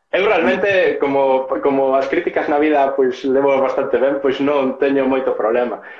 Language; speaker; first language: Galician; non-native, local second language; Spanish